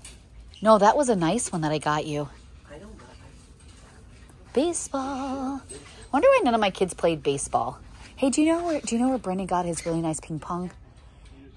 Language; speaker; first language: English; native; English